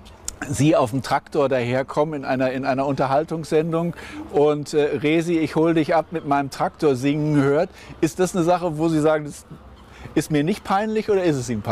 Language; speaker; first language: German; native; German